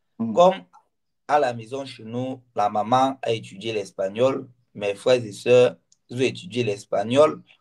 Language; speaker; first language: French; non-native, local second language; Ghomala